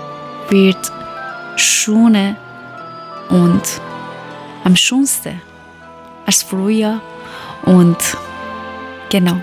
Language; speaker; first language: German; non-native, learner; Persian